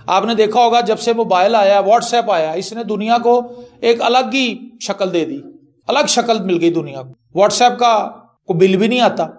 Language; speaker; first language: Urdu; non-native, local second language; Punjabi